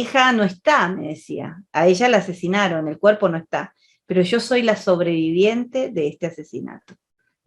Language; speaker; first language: Spanish; native; Spanish